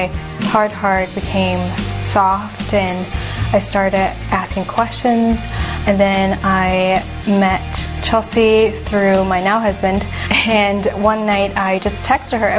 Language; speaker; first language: English; non-native, local second language; Cantonese